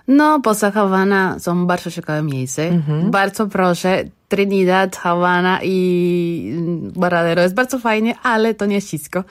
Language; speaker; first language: Polish; non-native, learner; Spanish